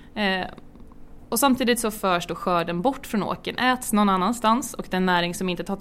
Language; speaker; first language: Swedish; native; Swedish